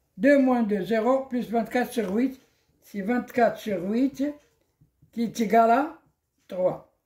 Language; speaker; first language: French; non-native, local second language; Arabic